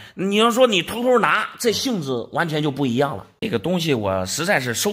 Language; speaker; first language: Chinese; native; Chinese